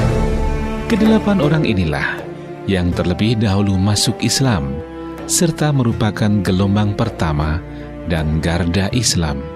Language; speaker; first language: Indonesian; native; Indonesian